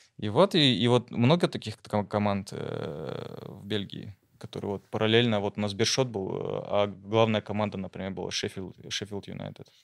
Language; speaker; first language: Russian; native; Russian